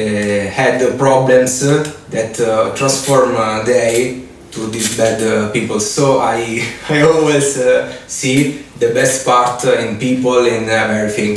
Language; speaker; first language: English; non-native, fluent; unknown